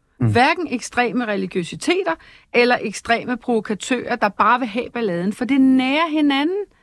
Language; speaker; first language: Danish; native; Danish